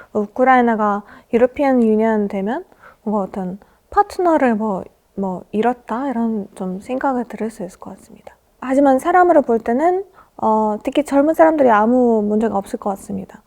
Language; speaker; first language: Korean; non-native, fluent; Russian